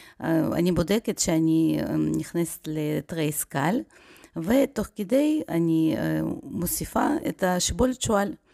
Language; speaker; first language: Hebrew; non-native, fluent; Russian